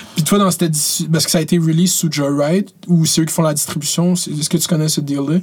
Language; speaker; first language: French; native; French